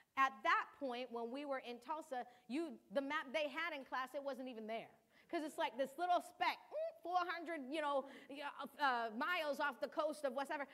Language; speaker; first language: English; early bilingual, other home language; Kabuverdianu